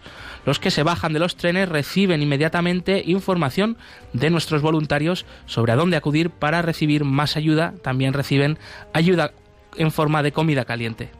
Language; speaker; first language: Spanish; native; Spanish